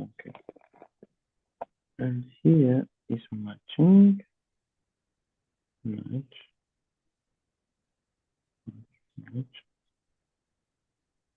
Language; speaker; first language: English; non-native, learner; Portuguese